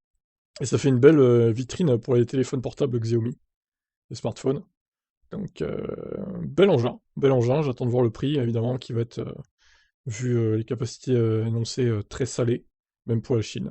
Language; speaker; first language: French; native; French